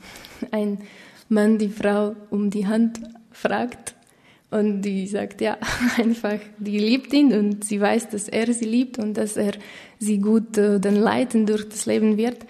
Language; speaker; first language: German; non-native, fluent; Slovak